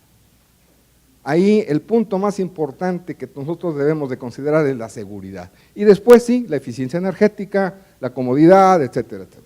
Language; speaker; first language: Spanish; native; Spanish